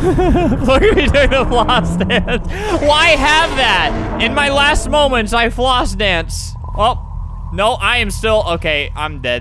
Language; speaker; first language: English; native; English